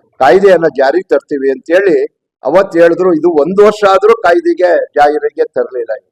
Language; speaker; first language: Kannada; native; Kannada